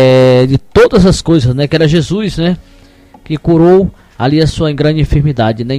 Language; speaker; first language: Portuguese; native; Portuguese